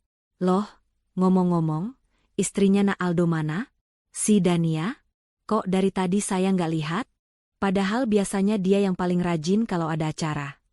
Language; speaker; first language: Indonesian; native; Indonesian